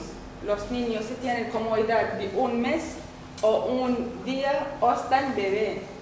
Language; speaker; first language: Spanish; non-native, learner; Arabic